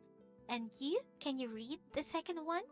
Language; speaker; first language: English; non-native, local second language; Filipino